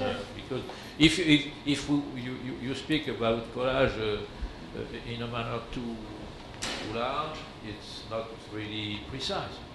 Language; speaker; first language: English; non-native, learner; French